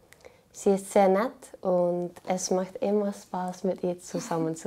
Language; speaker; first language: German; non-native, learner; Icelandic